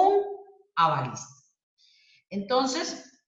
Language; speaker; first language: Spanish; native; Spanish